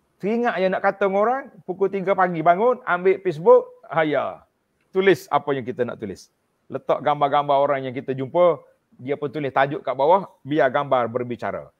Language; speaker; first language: Malay; native; Malay